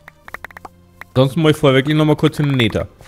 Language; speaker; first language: German; native; German